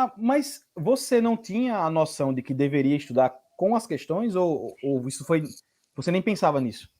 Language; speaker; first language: Portuguese; native; Portuguese